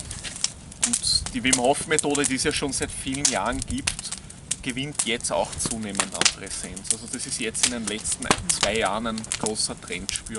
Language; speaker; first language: German; native; German